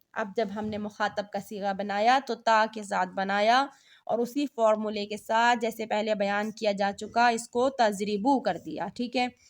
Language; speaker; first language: Urdu; native; Urdu